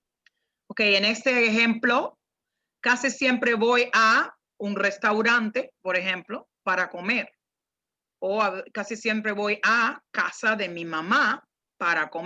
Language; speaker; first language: Spanish; non-native, fluent; English